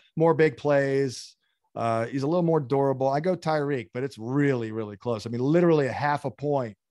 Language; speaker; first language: English; native; English